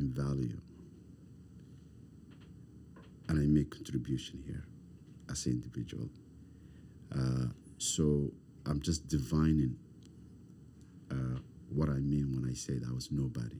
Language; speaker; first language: English; non-native, fluent; Somali